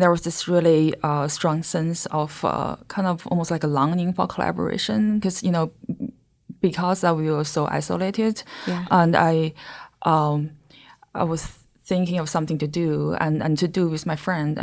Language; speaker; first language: English; non-native, fluent; Chinese